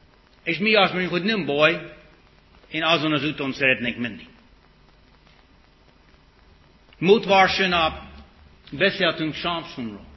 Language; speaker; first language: Hungarian; non-native, fluent; English